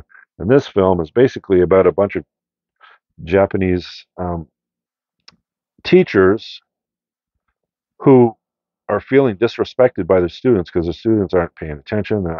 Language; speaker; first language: English; native; English